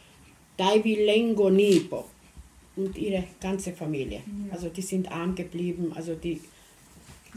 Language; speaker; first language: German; non-native, local second language; Romany